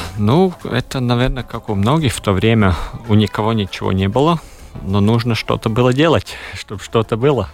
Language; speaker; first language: Russian; non-native, local second language; Latvian